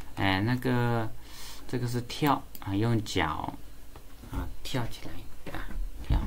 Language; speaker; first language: Chinese; native; Chinese